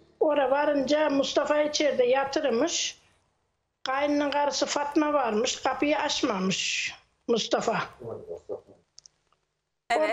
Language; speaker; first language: Turkish; native; Turkish